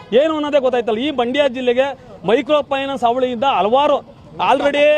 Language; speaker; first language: Kannada; native; Kannada